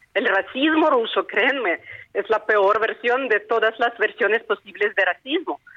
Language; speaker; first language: Spanish; non-native, fluent; Ukrainian